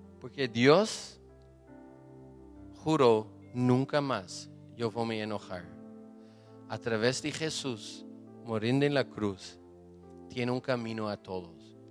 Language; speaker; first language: Spanish; non-native, fluent; Portuguese